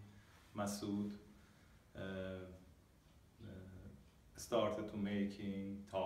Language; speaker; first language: English; non-native, learner; Persian